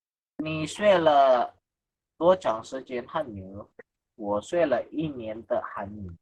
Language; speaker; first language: Chinese; non-native, fluent; Indonesian